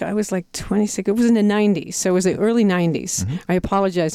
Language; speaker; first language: English; non-native, fluent; Dutch